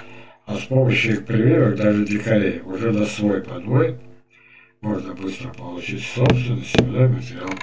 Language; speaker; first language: Russian; native; Russian